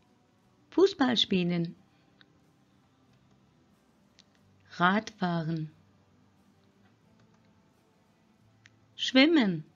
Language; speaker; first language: German; non-native, fluent; Turkish